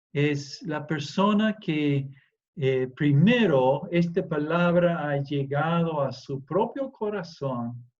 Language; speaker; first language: Spanish; non-native, fluent; English